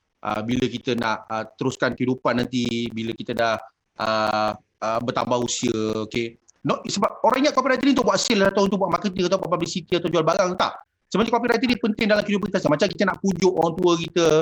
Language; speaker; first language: Malay; native; Malay